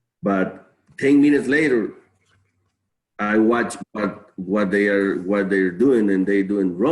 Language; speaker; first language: English; non-native, learner; Spanish